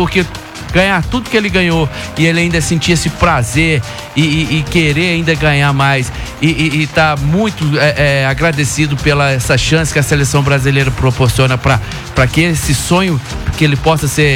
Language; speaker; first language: Portuguese; native; Portuguese